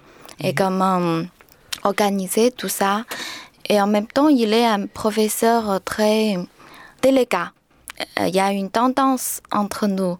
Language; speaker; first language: French; non-native, learner; Chinese